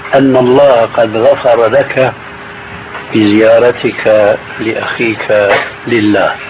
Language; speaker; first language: Arabic; early bilingual, other home language; Albanian